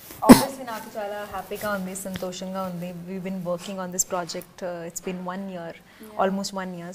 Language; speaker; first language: Telugu; non-native, local second language; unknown